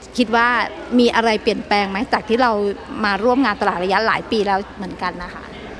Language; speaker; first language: Thai; native; Thai